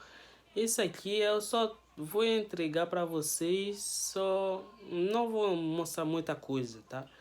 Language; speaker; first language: Portuguese; non-native, learner; Haitian Creole